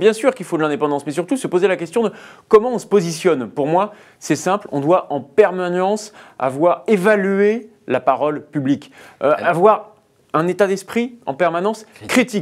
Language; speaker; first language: French; native; French